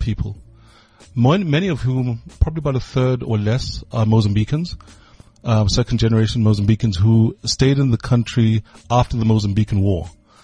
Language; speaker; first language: English; non-native, local second language; Swati